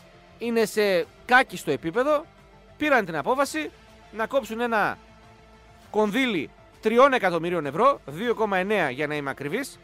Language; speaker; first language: Greek; native; Greek